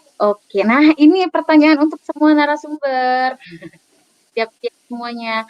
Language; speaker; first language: Indonesian; native; Indonesian